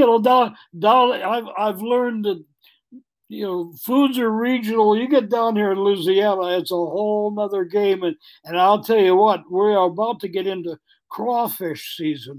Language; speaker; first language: English; native; English